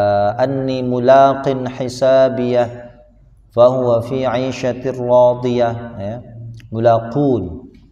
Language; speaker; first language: Arabic; non-native, fluent; Indonesian